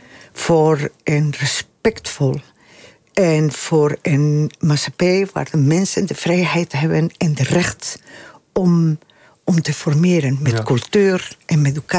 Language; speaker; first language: Dutch; non-native, fluent; Spanish